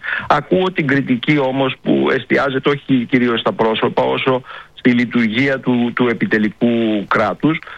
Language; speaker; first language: Greek; native; Greek